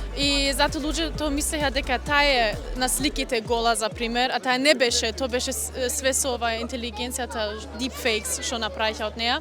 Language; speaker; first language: Macedonian; early bilingual, heritage; Macedonian